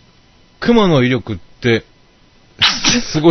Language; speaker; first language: Japanese; native; Japanese